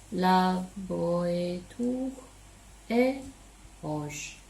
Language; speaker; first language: French; non-native, learner; Chinese